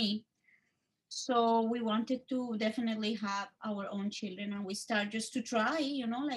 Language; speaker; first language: English; non-native, fluent; Spanish